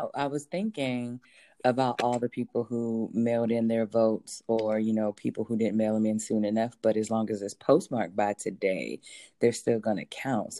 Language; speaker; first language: English; native; English